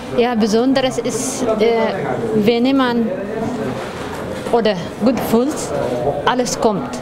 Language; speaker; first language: German; non-native, learner; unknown